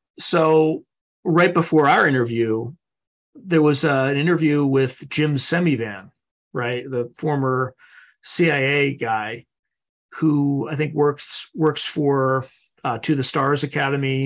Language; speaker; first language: English; native; English